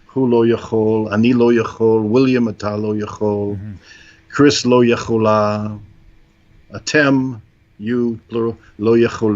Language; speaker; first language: Hebrew; non-native, fluent; English